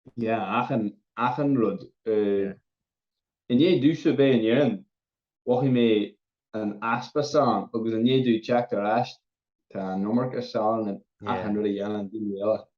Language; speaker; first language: Irish; native; Irish